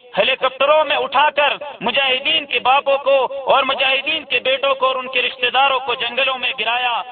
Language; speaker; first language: Urdu; non-native, local second language; Pashto